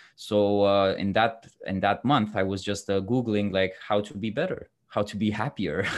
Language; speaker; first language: English; non-native, fluent; Romanian